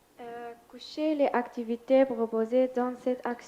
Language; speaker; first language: French; non-native, learner; Arabic